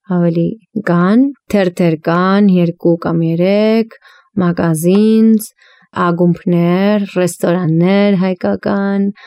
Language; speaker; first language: Armenian; early bilingual, heritage; Armenian